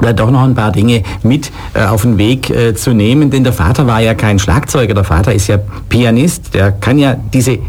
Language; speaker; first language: German; native; German